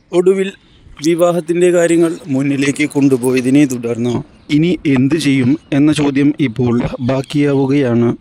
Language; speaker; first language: Malayalam; native; Malayalam